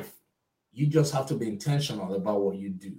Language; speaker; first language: English; non-native, local second language; Igbo